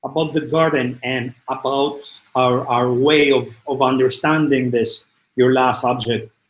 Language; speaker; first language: English; non-native, fluent; Greek